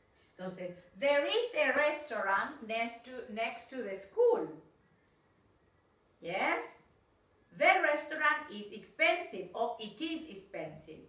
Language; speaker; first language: English; non-native, fluent; Spanish